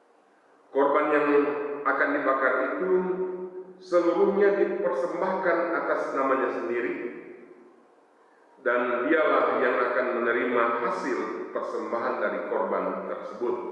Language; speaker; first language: Indonesian; native; Indonesian